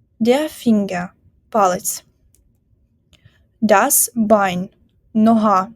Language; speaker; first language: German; non-native, fluent; Ukrainian